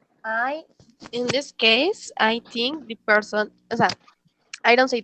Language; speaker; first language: English; non-native, learner; Spanish